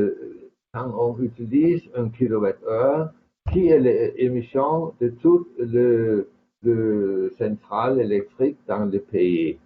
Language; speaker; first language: French; non-native, fluent; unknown